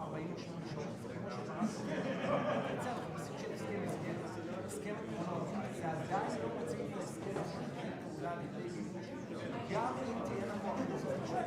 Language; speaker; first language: Hebrew; native; Hebrew